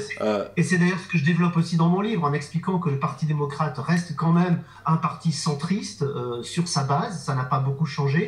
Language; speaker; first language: French; native; French